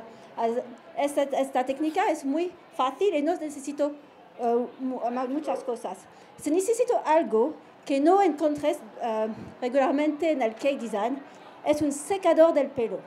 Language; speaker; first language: Spanish; non-native, learner; French